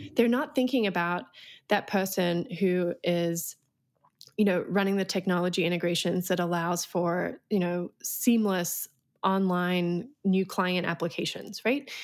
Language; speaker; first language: English; native; English